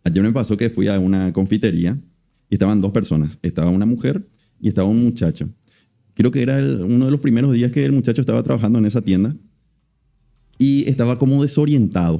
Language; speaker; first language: Spanish; native; Spanish